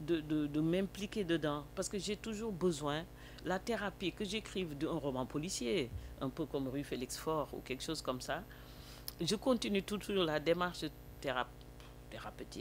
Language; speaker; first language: French; non-native, local second language; Wolof